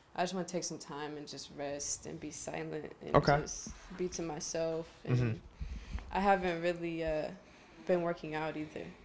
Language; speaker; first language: English; native; English